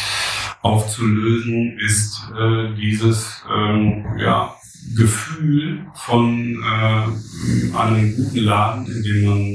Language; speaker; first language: German; native; German